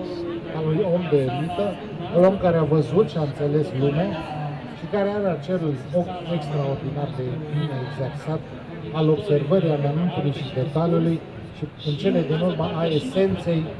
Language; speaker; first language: Romanian; native; Romanian